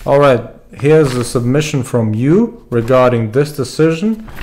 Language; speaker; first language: English; non-native, fluent; Latvian